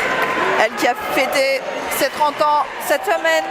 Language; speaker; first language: French; native; French